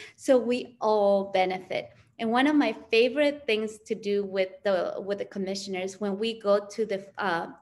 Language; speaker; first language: English; early bilingual, other home language; Spanish